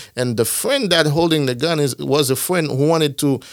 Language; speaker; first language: English; non-native, fluent; Haitian Creole